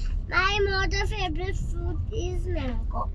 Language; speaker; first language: English; non-native, learner; Nepali